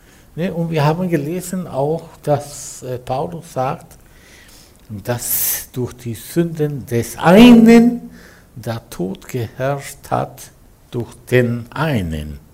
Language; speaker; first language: German; non-native, fluent; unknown